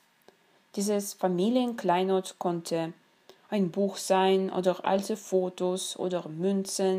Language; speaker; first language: German; non-native, fluent; Russian